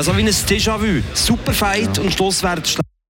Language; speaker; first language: German; native; German